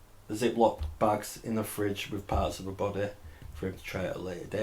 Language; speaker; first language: English; native; English